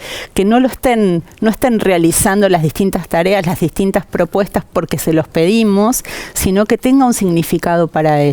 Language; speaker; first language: Spanish; native; Spanish